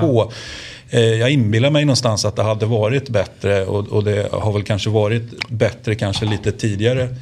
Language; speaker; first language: Swedish; native; Swedish